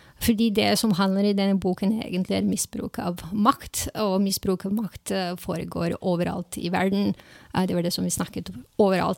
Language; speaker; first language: Norwegian; non-native, fluent; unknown